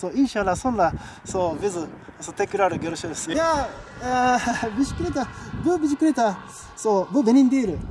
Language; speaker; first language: Turkish; non-native, learner; Japanese